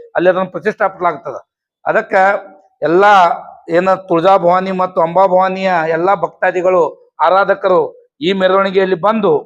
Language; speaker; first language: Kannada; non-native, local second language; Lambadi